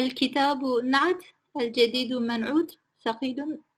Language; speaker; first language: Arabic; non-native, learner; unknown